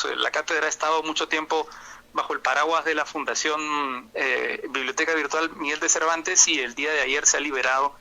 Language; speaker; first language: Spanish; native; Spanish